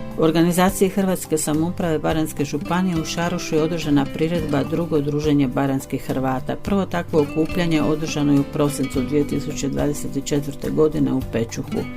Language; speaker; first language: Bosnian; early bilingual, heritage; Croatian